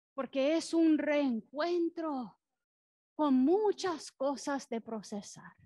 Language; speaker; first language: Spanish; non-native, fluent; English